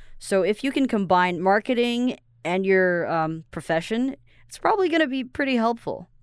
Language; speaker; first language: English; non-native, fluent; Chinese